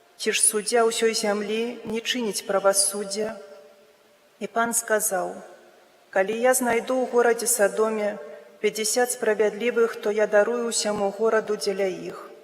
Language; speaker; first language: Belarusian; native; Belarusian